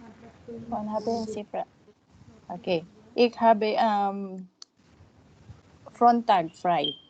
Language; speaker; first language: German; non-native, learner; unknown